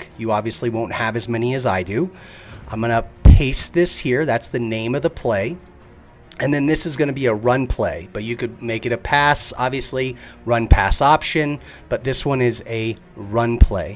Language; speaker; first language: English; native; English